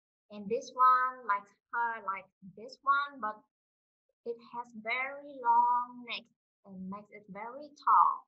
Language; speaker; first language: English; non-native, fluent; Vietnamese